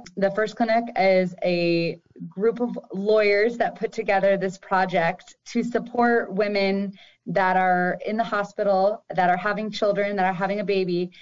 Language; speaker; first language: English; native; English